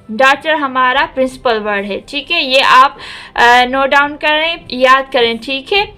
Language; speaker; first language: Urdu; non-native, local second language; Sindhi